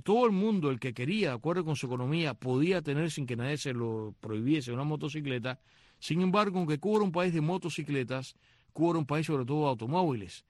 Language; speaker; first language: Spanish; native; Spanish